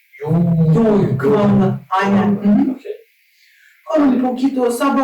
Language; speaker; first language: Spanish; non-native, fluent; Turkish